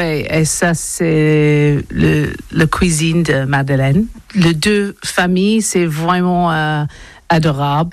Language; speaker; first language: French; non-native, learner; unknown